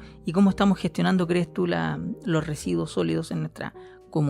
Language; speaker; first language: Spanish; native; Spanish